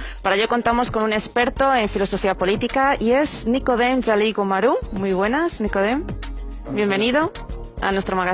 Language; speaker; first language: Spanish; native; Spanish